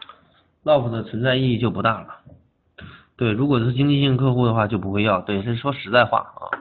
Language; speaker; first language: Chinese; native; Chinese